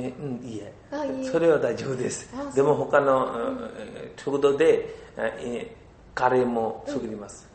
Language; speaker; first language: Japanese; non-native, learner; Bangla